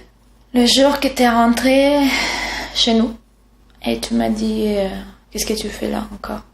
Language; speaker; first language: French; non-native, fluent; Italian